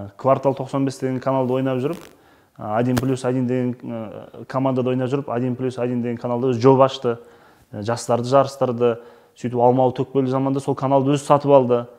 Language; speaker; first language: Kazakh; native; Kazakh